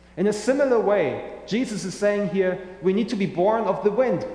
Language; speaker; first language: English; non-native, fluent; German